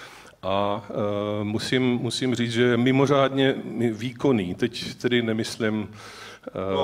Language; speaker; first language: Czech; native; Czech